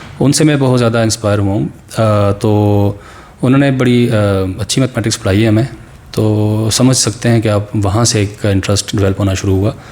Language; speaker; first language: Urdu; non-native, local second language; Pashto